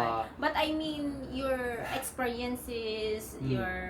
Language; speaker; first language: English; non-native, local second language; Filipino